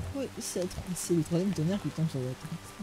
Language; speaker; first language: French; native; French